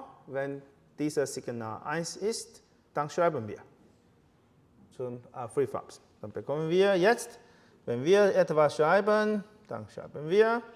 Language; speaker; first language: German; non-native, learner; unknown